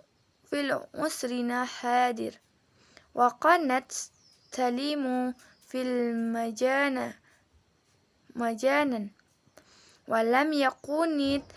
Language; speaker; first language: Arabic; non-native, learner; Indonesian